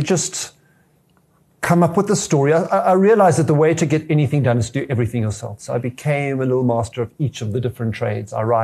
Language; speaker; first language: English; native; English